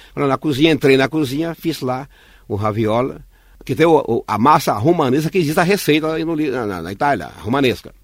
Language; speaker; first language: Portuguese; native; Portuguese